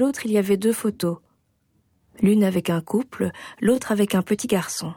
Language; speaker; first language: French; native; French